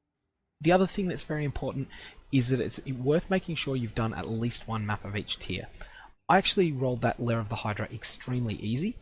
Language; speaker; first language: English; native; English